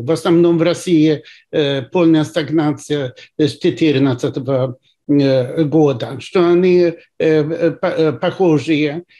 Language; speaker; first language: Russian; non-native, fluent; Swedish